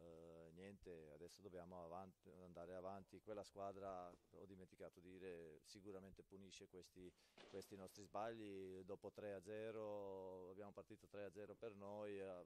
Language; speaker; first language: Italian; non-native, fluent; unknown